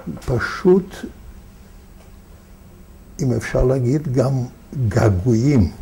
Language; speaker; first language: Hebrew; non-native, fluent; Yiddish